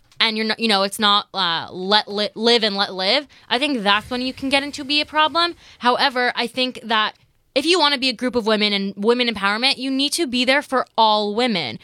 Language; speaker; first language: English; native; English